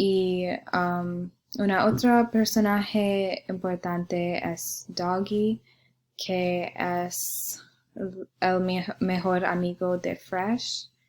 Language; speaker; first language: Spanish; non-native, learner; English